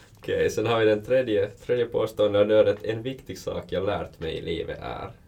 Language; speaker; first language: Swedish; native; Swedish